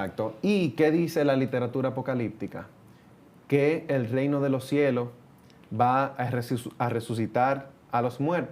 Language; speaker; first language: Spanish; native; Spanish